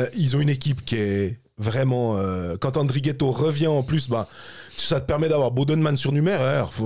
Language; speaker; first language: French; native; French